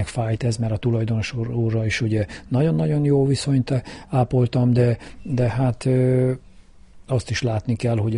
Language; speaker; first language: Hungarian; native; Hungarian